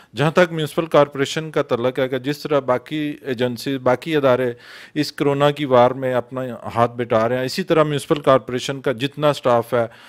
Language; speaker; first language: Urdu; non-native, local second language; Punjabi